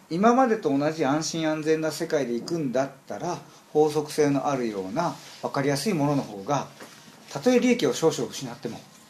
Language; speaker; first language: Japanese; native; Japanese